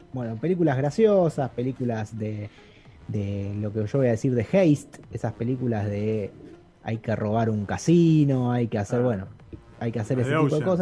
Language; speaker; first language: Spanish; native; Spanish